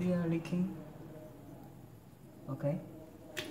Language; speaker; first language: English; non-native, learner; Khmer